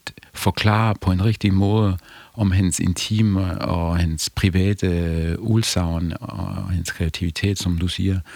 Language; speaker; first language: Danish; non-native, fluent; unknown